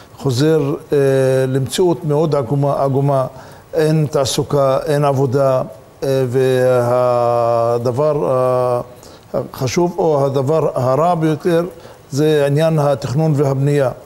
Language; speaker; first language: Hebrew; non-native, local second language; Arabic